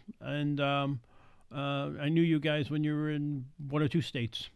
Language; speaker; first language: English; native; English